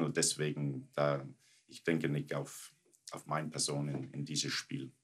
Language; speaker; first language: German; non-native, learner; Danish